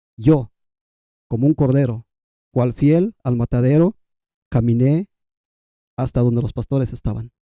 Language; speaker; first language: Spanish; non-native, local second language; Kʼicheʼ